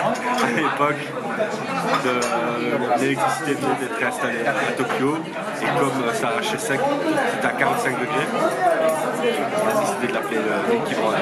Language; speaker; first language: French; native; French